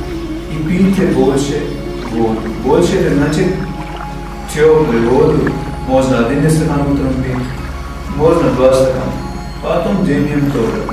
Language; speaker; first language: Russian; non-native, learner; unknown